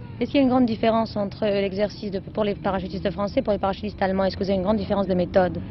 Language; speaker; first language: French; native; French